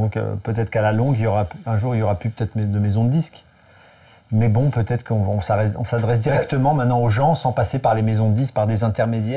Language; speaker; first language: French; native; French